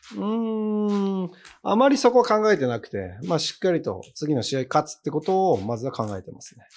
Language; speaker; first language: Japanese; native; Japanese